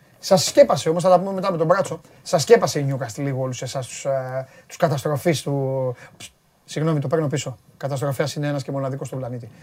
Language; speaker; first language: Greek; native; Greek